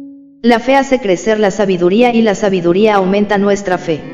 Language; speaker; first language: Spanish; native; Spanish